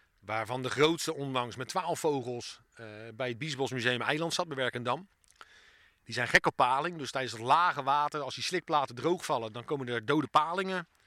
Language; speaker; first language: Dutch; native; Dutch